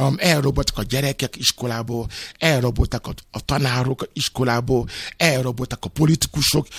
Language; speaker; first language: Hungarian; non-native, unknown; Yoruba